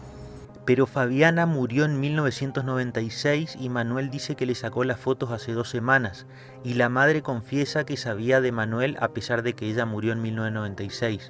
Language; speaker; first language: Spanish; native; Spanish